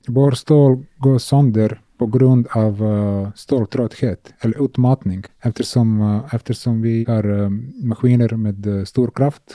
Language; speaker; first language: Swedish; non-native, learner; Serbian